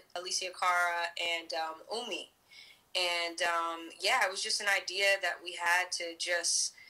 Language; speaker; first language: English; native; English